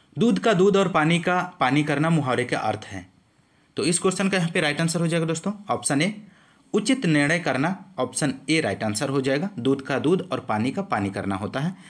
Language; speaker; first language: Hindi; native; Hindi